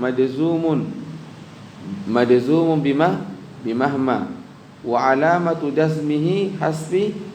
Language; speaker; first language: Arabic; non-native, fluent; Indonesian